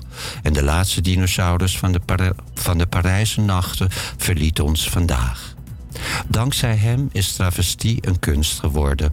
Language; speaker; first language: Dutch; native; Dutch